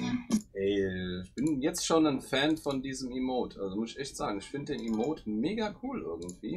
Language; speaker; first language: German; native; German